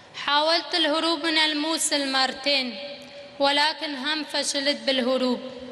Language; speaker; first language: Arabic; non-native, local second language; Kurdish